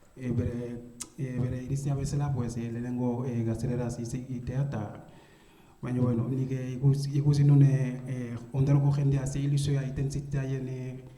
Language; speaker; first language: Basque; non-native, learner; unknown